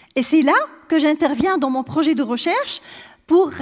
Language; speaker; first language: French; non-native, local second language; Arabic